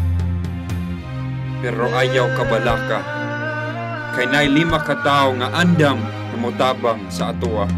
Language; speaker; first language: Cebuano; non-native, fluent; English